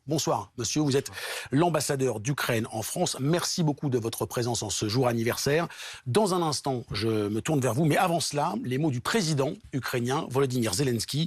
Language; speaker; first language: French; native; French